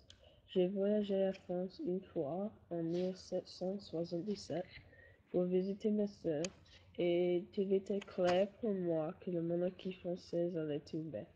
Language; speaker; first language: French; non-native, learner; English